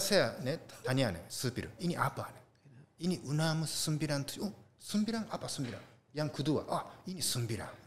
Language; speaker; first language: Indonesian; non-native, learner; Japanese